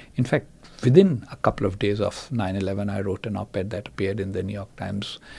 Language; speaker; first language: English; non-native, local second language; Urdu